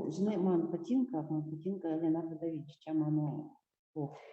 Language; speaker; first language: Lithuanian; non-native, local second language; Russian